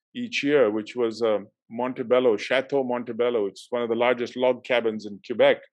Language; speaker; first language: English; non-native, local second language; Urdu